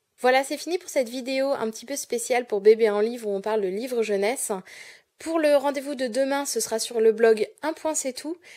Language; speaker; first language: French; native; French